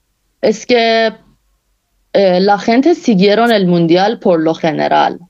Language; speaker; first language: Spanish; non-native, fluent; Persian